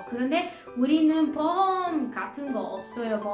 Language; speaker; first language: Korean; non-native, learner; Italian